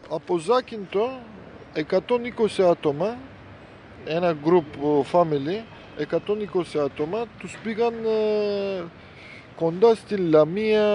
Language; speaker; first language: Greek; non-native, fluent; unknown